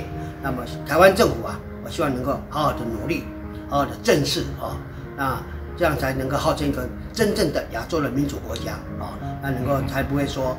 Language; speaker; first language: Chinese; native; Chinese